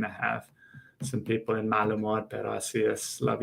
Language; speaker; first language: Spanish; non-native, fluent; English